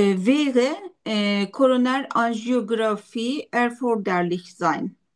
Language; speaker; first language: German; non-native, learner; Turkish